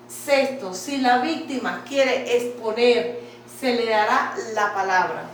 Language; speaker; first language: Spanish; native; Spanish